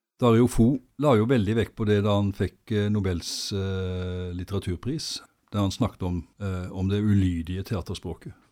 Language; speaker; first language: Norwegian; native; Norwegian